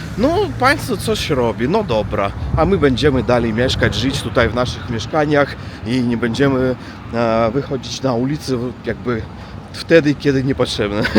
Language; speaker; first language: Polish; non-native, learner; Russian